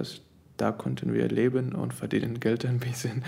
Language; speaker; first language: German; non-native, learner; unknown